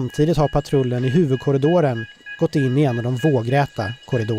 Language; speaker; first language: Swedish; native; Swedish